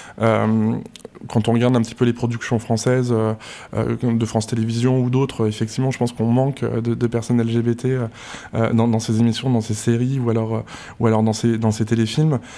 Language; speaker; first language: French; native; French